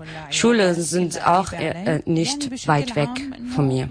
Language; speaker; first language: German; non-native, learner; Arabic